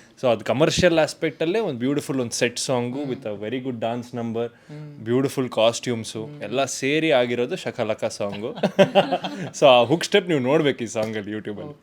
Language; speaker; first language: Kannada; native; Kannada